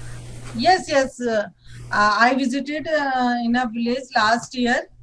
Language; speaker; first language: English; non-native, learner; Hindi